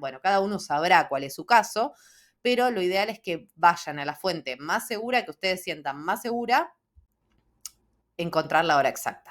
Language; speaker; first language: Spanish; native; Spanish